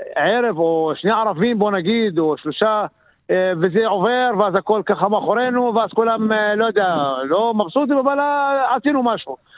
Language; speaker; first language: Hebrew; non-native, local second language; Arabic